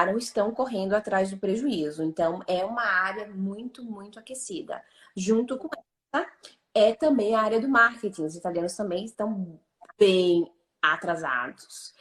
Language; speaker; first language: Portuguese; native; Portuguese